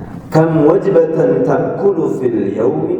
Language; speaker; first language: Arabic; non-native, fluent; Indonesian